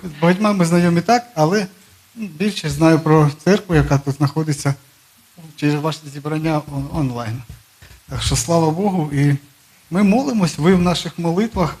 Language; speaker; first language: Ukrainian; non-native, local second language; Russian